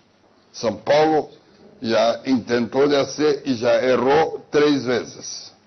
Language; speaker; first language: Spanish; non-native, fluent; Portuguese